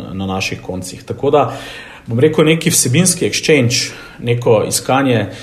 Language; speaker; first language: Slovenian; native; Slovenian